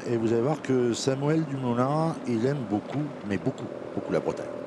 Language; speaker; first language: French; native; French